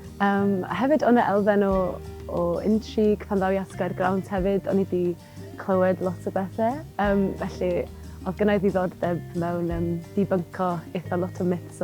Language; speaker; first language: Welsh; native; Welsh